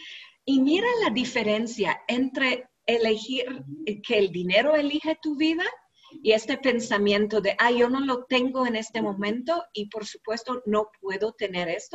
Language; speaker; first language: Spanish; non-native, learner; English